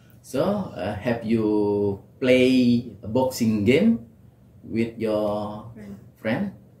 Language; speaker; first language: English; non-native, learner; Indonesian